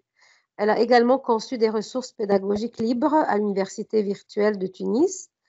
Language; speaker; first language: French; non-native, fluent; Arabic